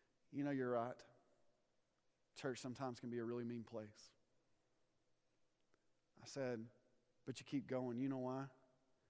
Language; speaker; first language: English; native; English